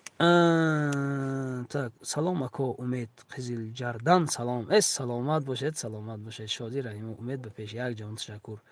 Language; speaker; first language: Tajik; native; Tajik